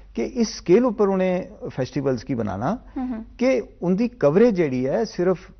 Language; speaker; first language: Hindi; non-native, local second language; Dogri